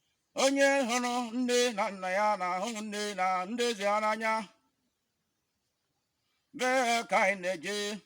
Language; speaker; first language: Igbo; native; Igbo